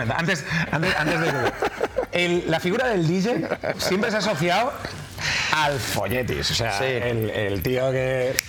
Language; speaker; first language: Spanish; native; Spanish